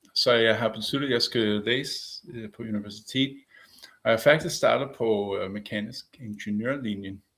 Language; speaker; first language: Danish; non-native, fluent; English